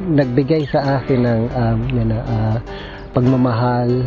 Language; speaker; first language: English; non-native, local second language; Filipino